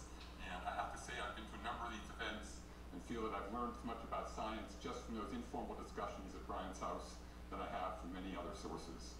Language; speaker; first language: English; native; English